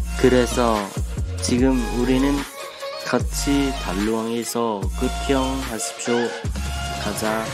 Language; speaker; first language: Korean; non-native, learner; Hmong